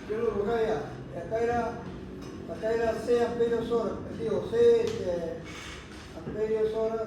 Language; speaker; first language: Spanish; native; Spanish